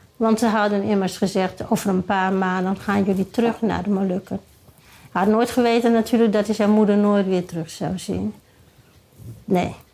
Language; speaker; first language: Dutch; native; Dutch